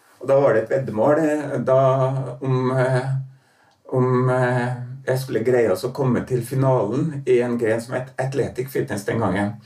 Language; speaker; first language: Norwegian; native; Norwegian